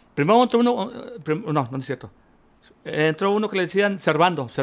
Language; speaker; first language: Spanish; native; Spanish